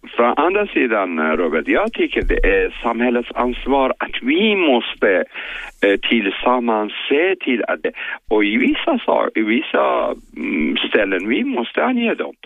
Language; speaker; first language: Swedish; non-native, fluent; Kurdish